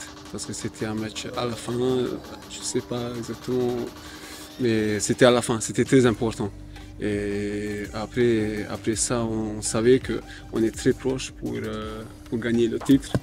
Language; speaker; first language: French; non-native, fluent; Hungarian